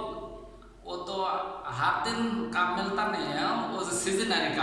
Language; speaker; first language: Hindi; non-native, learner; Bangla